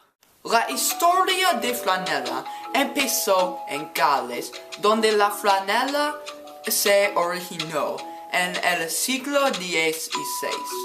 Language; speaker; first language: Spanish; non-native, learner; English